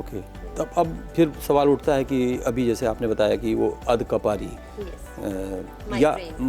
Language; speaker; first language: Hindi; native; Hindi